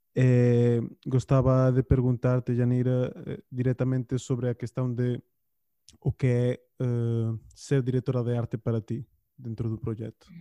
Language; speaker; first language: Portuguese; native; Portuguese